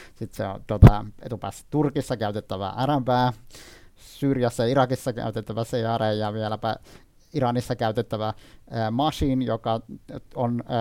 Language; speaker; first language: Finnish; non-native, fluent; Arabic